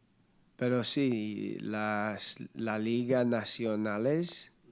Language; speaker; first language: Spanish; non-native, learner; English